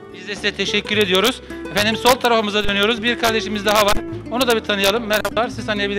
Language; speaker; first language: Turkish; native; Turkish